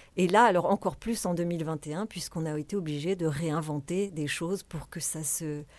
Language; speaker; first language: French; native; French